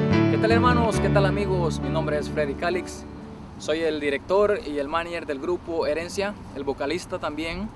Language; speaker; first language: Spanish; native; Spanish